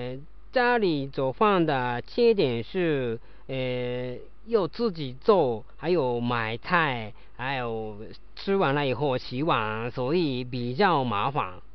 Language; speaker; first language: Chinese; non-native, learner; Japanese